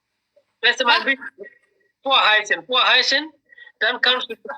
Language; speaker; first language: German; non-native, learner; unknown